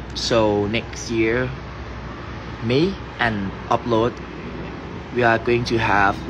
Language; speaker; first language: English; non-native, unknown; Thai